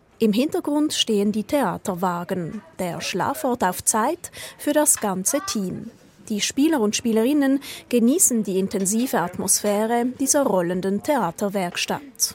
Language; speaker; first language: German; native; German